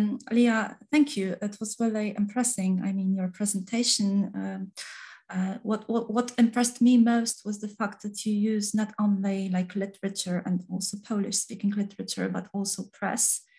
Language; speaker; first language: English; non-native, fluent; Polish